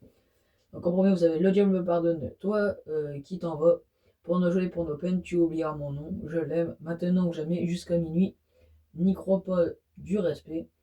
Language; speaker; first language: French; native; French